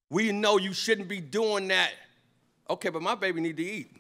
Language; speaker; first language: English; native; English